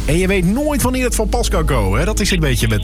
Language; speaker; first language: Dutch; native; Dutch